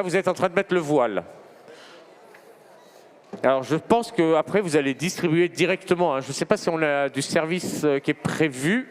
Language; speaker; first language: French; native; French